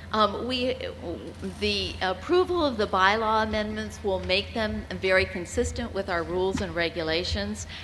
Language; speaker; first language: English; native; English